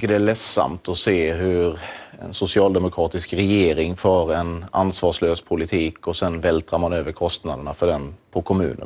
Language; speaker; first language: Swedish; native; Swedish